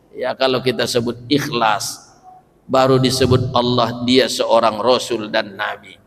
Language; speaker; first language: Malay; non-native, local second language; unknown